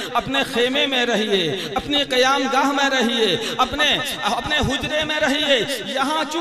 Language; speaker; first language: Urdu; native; Urdu